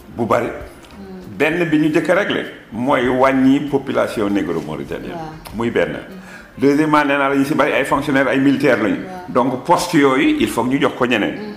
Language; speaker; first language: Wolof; non-native, local second language; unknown